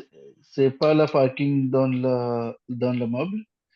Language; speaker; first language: French; non-native, learner; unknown